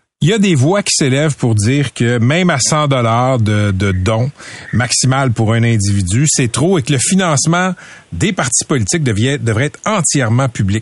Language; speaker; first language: French; native; French